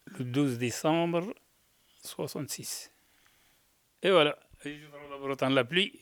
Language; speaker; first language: French; non-native, local second language; Arabic